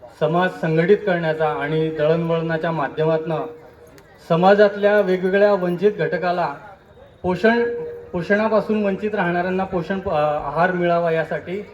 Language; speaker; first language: Marathi; non-native, local second language; Lambadi